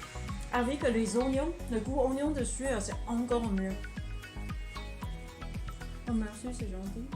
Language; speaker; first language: French; non-native, fluent; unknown